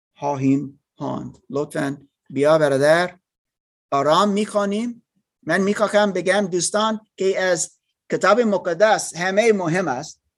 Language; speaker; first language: Persian; non-native, learner; German